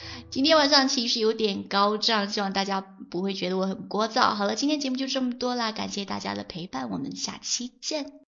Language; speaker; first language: Chinese; native; Chinese